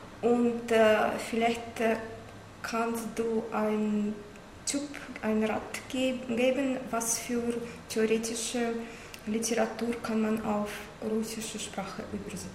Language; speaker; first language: German; non-native, learner; Russian